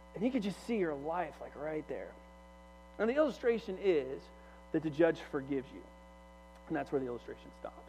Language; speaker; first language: English; native; English